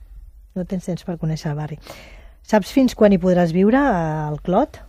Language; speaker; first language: Catalan; native; Catalan